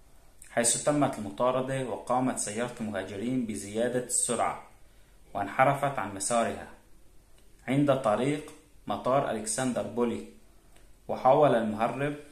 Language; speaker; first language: Arabic; native; Arabic